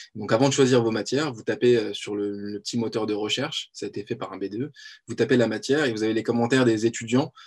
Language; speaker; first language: French; native; French